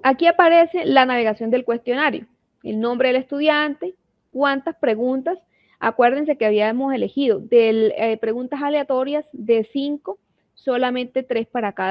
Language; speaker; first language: Spanish; native; Spanish